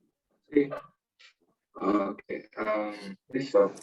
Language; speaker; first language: Spanish; non-native, learner; English